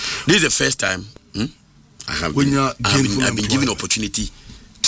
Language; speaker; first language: English; non-native, local second language; Akan